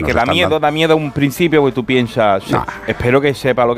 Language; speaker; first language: Spanish; native; Spanish